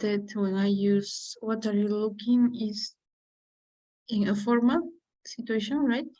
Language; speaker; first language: English; non-native, learner; Spanish